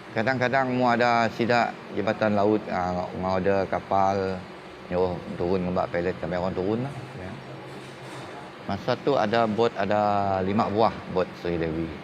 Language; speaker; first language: Malay; native; Malay